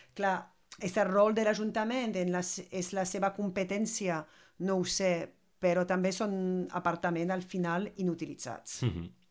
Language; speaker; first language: Catalan; non-native, fluent; French